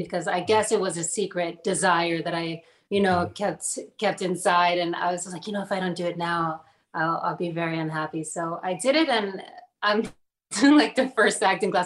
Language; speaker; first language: English; native; English